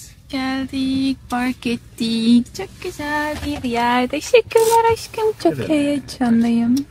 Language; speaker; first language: Turkish; non-native, learner; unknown